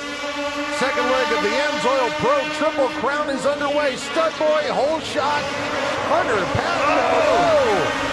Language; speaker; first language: English; native; English